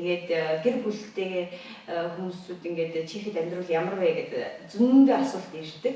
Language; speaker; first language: Mongolian; native; Mongolian